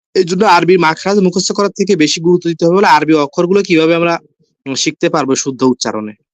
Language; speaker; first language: Bangla; native; Bangla